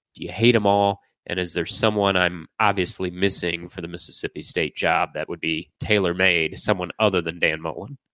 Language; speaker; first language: English; native; English